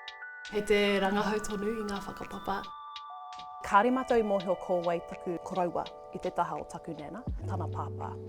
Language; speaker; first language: Māori; non-native, local second language; English